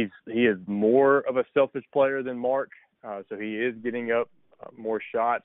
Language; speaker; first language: English; native; English